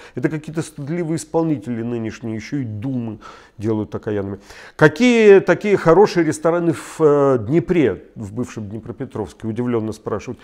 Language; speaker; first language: Russian; native; Russian